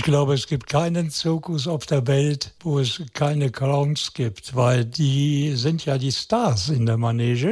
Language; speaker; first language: German; native; German